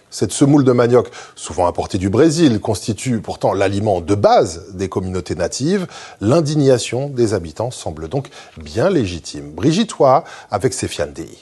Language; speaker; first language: French; native; French